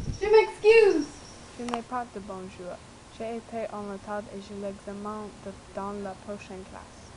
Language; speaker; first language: French; non-native, learner; English